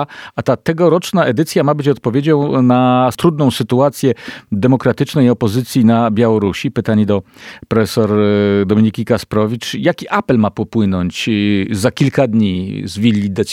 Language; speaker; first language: Polish; native; Polish